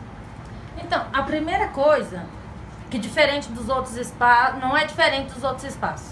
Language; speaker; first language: Portuguese; native; Portuguese